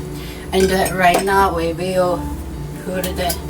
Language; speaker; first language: English; non-native, learner; Chinese